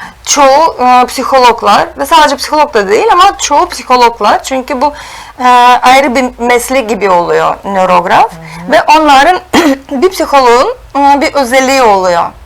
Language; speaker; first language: Turkish; non-native, fluent; Russian